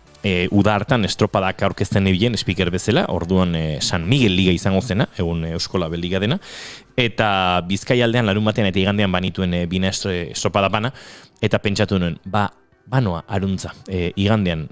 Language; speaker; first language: Basque; native; Basque